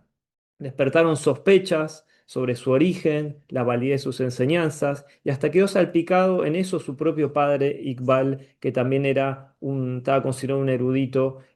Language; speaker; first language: Spanish; native; Spanish